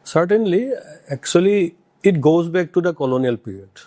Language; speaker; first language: English; non-native, local second language; Assamese